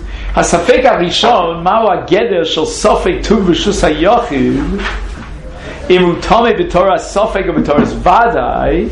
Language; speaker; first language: Hebrew; non-native, fluent; English